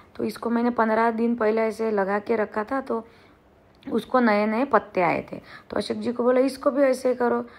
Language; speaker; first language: Hindi; non-native, local second language; Marathi